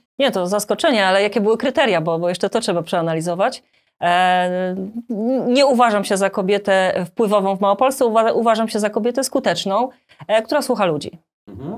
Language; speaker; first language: Polish; native; Polish